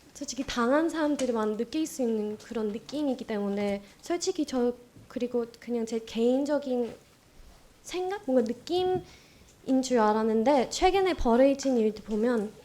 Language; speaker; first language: Korean; non-native, fluent; Vietnamese